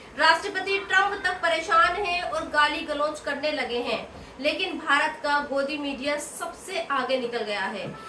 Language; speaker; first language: Hindi; native; Hindi